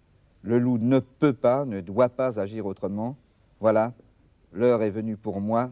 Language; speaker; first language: French; native; French